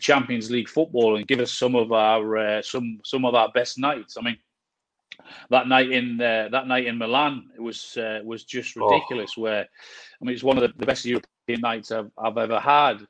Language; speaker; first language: English; native; English